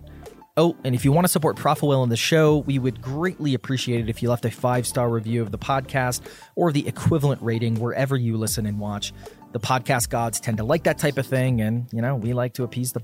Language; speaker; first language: English; native; English